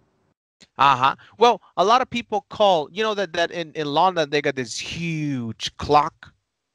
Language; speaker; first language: English; non-native, fluent; Spanish